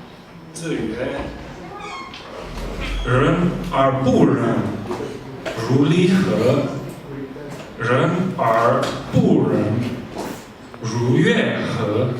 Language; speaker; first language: Chinese; non-native, fluent; Slovenian